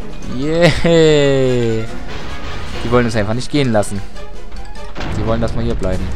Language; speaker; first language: German; native; German